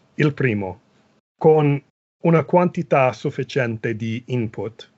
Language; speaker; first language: Italian; non-native, fluent; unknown